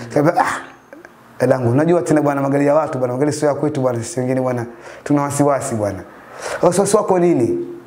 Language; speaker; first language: Swahili; native; Swahili